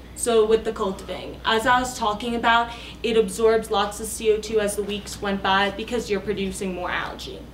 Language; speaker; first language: English; native; English